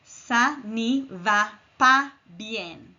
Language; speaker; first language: French; non-native, fluent; English